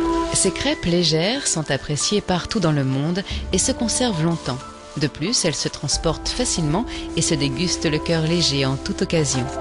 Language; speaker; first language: French; native; French